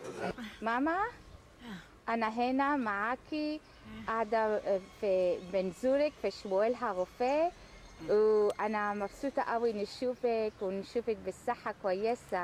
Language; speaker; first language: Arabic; native; Arabic